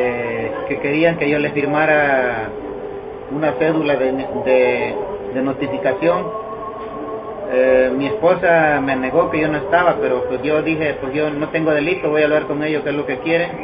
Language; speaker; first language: Spanish; native; Spanish